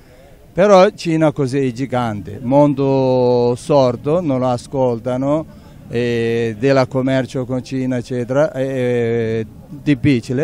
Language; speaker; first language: Italian; non-native, learner; Tibetan